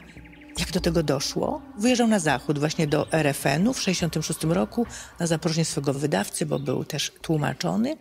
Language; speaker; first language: Polish; native; Polish